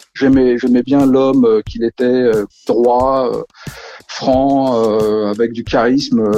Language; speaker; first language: French; native; French